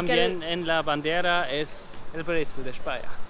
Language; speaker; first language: Spanish; non-native, learner; German